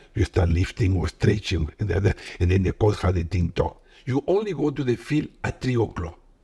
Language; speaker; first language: English; non-native, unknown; Spanish